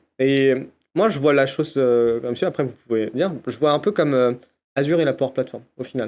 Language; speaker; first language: French; native; French